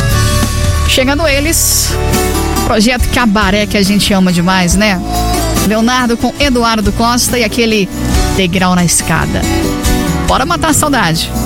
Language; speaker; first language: Portuguese; native; Portuguese